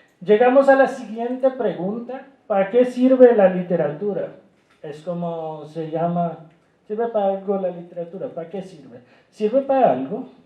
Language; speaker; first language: Spanish; non-native, fluent; Urdu